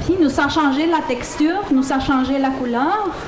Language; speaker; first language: French; non-native, fluent; Spanish